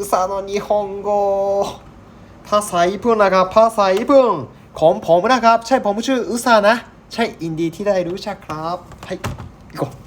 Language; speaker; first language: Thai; non-native, learner; Japanese